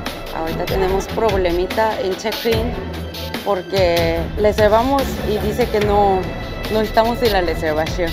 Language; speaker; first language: Spanish; non-native, fluent; Korean